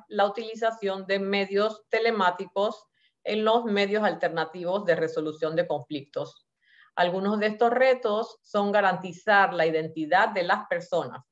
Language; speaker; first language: Spanish; native; Spanish